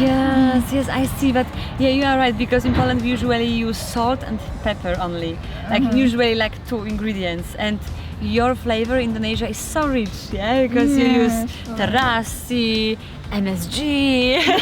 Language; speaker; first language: English; non-native, fluent; Polish